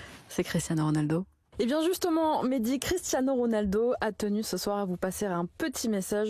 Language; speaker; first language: French; native; French